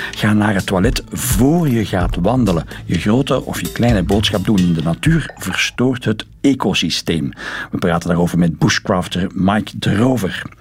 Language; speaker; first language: Dutch; native; Dutch